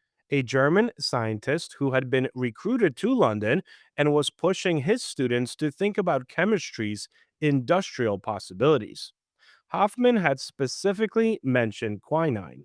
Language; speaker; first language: English; native; English